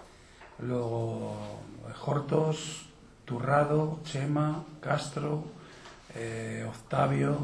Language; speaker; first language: Spanish; native; Spanish